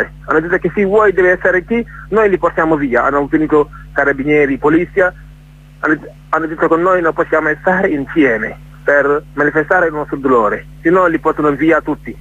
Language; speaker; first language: Italian; non-native, fluent; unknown